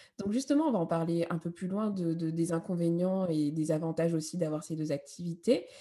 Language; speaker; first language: French; native; French